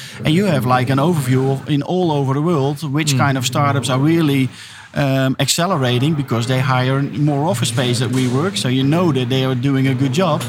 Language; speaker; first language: English; non-native, fluent; Dutch